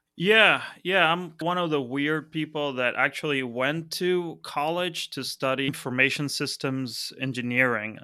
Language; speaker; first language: English; non-native, fluent; Spanish